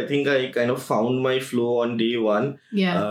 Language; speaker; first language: English; non-native, local second language; Bangla